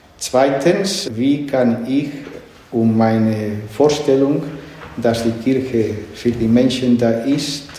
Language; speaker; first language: German; non-native, fluent; Spanish